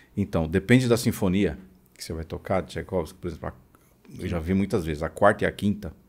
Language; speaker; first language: Portuguese; native; Portuguese